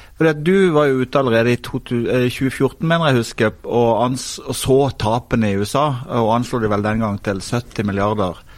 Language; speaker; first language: Norwegian; native; Norwegian